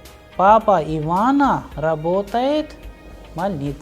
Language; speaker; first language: Russian; non-native, fluent; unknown